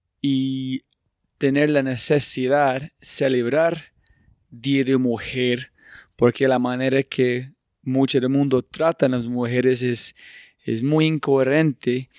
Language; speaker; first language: Spanish; non-native, fluent; English